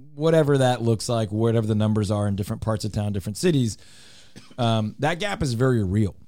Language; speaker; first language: English; native; English